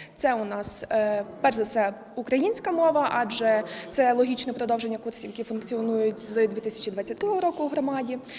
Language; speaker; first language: Ukrainian; native; Ukrainian